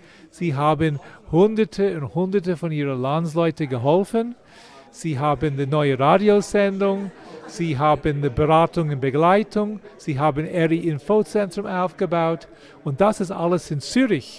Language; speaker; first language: German; non-native, fluent; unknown